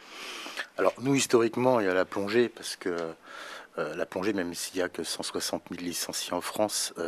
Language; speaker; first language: French; native; French